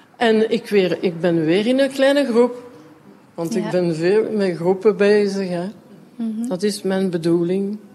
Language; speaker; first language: Dutch; non-native, local second language; French